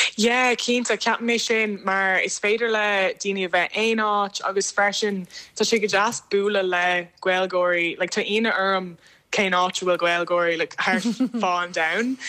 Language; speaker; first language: Irish; non-native, local second language; English